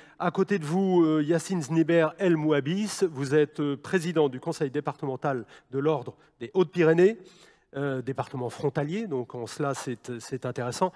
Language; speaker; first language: French; native; French